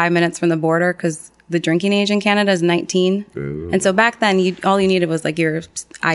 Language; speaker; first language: English; native; English